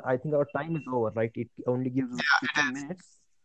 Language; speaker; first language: English; non-native, local second language; Marathi